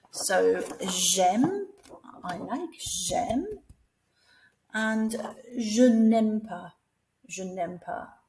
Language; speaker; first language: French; non-native, fluent; English